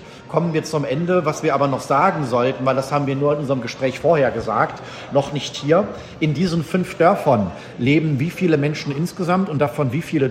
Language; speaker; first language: German; native; German